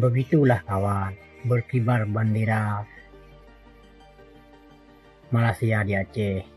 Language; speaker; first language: Indonesian; non-native, local second language; Achinese